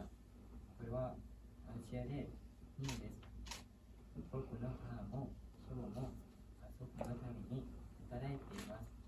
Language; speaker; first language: Japanese; non-native, learner; Thai